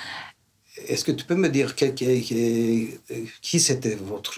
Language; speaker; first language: French; non-native, fluent; Turkish